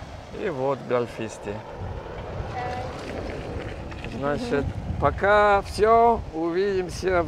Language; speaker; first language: Russian; non-native, fluent; English